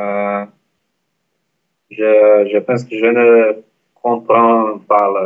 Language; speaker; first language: French; non-native, learner; Portuguese